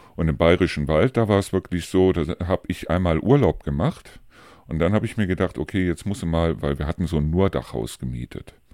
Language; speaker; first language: German; native; German